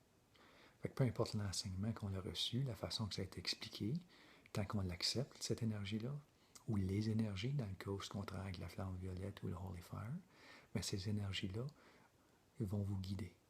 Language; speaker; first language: French; native; French